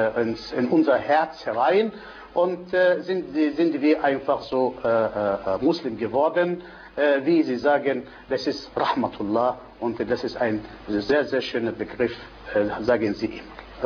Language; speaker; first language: German; non-native, fluent; Arabic